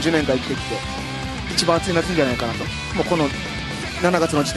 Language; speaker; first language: Japanese; native; Japanese